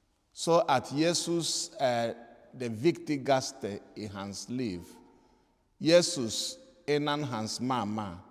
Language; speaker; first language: Swedish; non-native, fluent; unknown